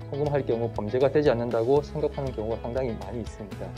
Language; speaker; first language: Korean; native; Korean